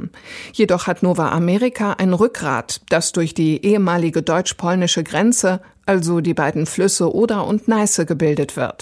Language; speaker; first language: German; native; German